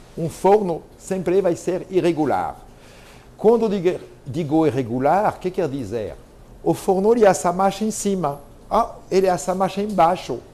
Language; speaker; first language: Portuguese; non-native, fluent; French